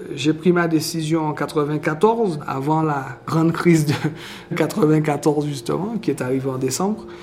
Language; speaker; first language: French; native; French